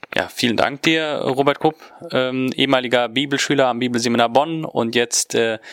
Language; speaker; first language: German; early bilingual, heritage; Spanish